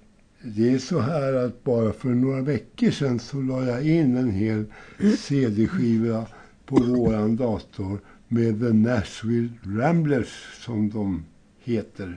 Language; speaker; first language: Swedish; native; Swedish